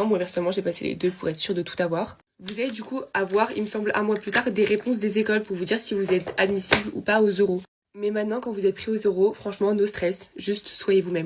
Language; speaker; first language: French; native; French